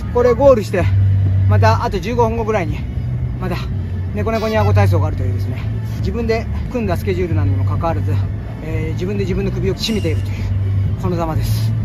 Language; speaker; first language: Japanese; native; Japanese